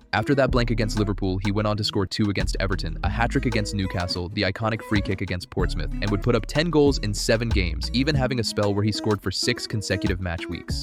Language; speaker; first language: English; native; English